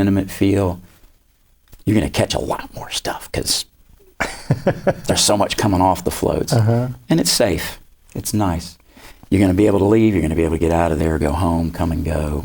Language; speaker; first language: English; native; English